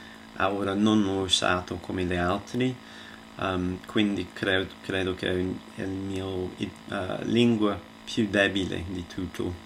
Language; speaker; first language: Italian; non-native, learner; English